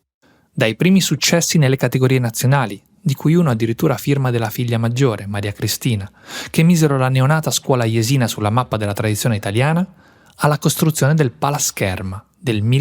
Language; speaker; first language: Italian; native; Italian